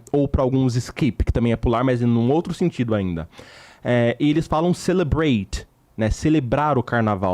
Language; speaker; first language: Portuguese; native; Portuguese